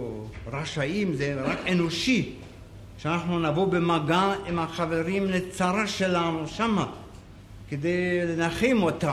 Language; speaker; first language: Hebrew; non-native, fluent; German